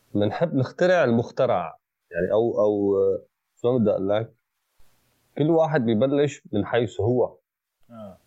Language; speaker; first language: Arabic; native; Arabic